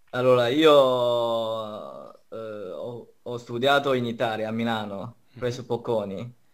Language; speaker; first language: Italian; non-native, fluent; Chinese